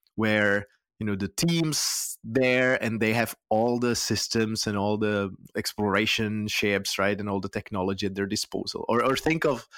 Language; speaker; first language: English; non-native, fluent; Czech